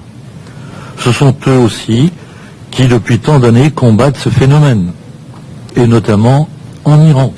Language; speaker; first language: French; native; French